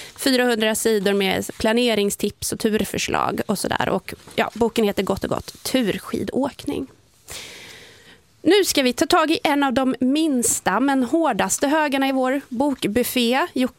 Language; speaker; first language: Swedish; native; Swedish